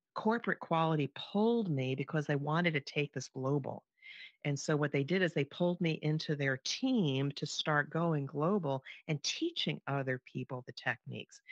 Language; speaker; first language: English; native; English